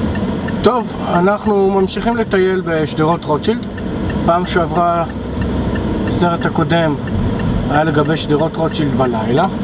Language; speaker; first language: Hebrew; native; Hebrew